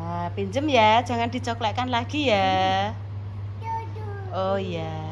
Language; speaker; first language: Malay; non-native, local second language; Javanese